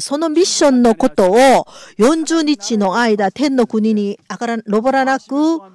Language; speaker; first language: Japanese; non-native, fluent; Korean